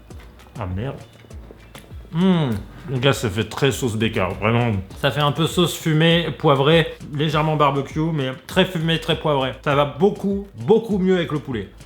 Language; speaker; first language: French; native; French